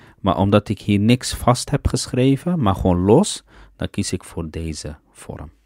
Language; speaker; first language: Dutch; early bilingual, other home language; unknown